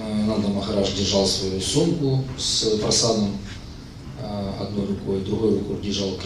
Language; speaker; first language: Russian; native; Russian